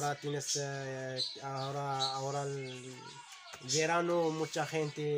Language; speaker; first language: Spanish; non-native, learner; Arabic